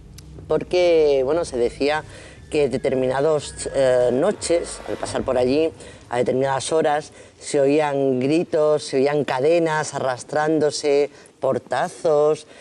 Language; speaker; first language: Spanish; native; Spanish